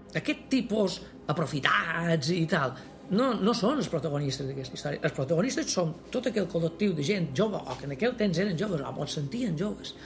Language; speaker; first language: Catalan; native; Catalan